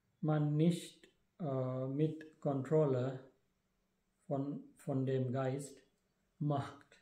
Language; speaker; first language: German; non-native, fluent; Sinhala